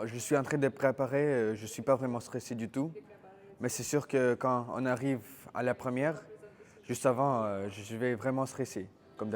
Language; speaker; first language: French; early bilingual, other home language; Ukrainian